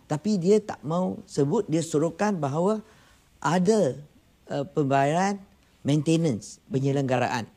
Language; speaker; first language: Malay; non-native, local second language; Chinese